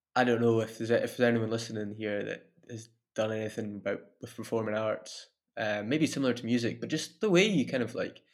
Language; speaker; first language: English; native; English